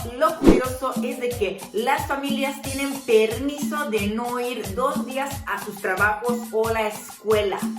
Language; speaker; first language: Spanish; non-native, fluent; Serbian